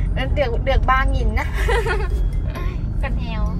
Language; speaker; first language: Vietnamese; non-native, learner; Thai